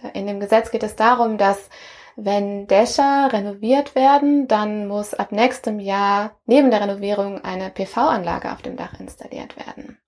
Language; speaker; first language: German; native; German